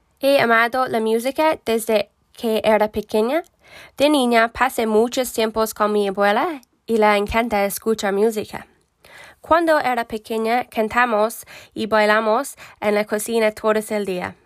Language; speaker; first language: Spanish; non-native, learner; English